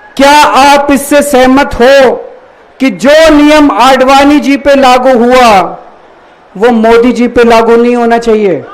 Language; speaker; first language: Hindi; native; Hindi